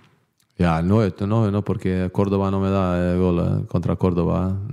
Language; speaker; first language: Spanish; non-native, learner; Bosnian